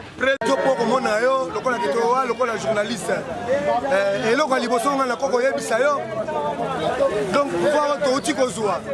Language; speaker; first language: Lingala; non-native, local second language; Luba-Lulua